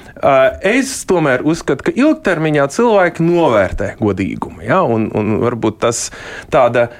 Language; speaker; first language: Latvian; non-native, local second language; Russian